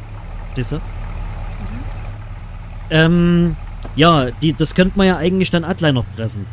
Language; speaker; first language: German; native; German